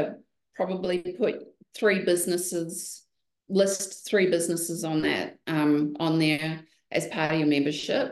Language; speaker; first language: English; native; English